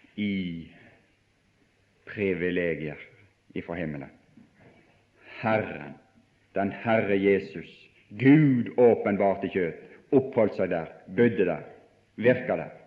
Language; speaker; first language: Norwegian; native; Norwegian